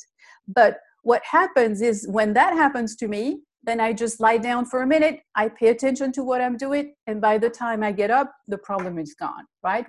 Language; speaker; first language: English; non-native, fluent; French